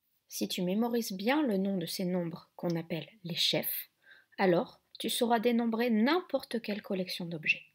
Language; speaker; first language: French; native; French